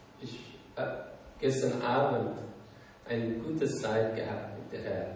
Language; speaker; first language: German; non-native, learner; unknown